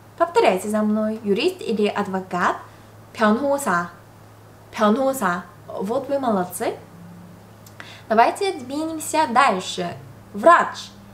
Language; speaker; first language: Russian; non-native, fluent; Korean